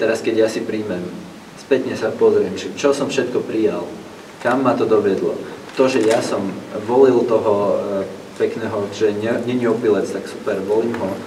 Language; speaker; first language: Slovak; non-native, fluent; Russian